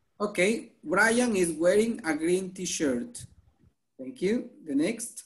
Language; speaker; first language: English; non-native, fluent; Spanish